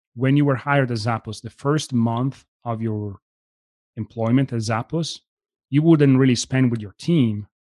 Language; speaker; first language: English; non-native, fluent; Italian